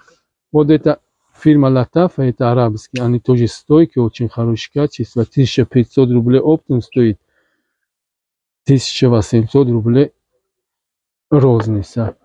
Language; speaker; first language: Russian; non-native, learner; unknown